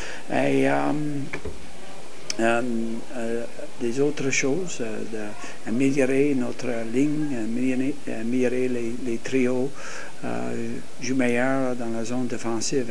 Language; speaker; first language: French; non-native, learner; English